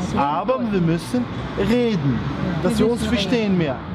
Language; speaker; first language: German; non-native, learner; Arabic